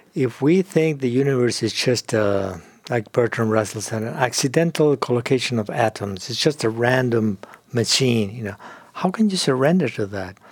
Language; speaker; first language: English; non-native, fluent; Spanish